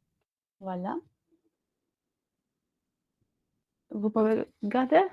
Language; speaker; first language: French; non-native, learner; Albanian